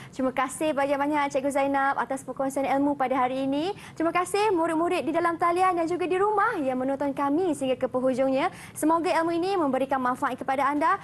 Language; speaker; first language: Malay; native; Malay